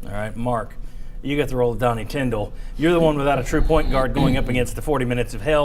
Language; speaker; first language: English; native; English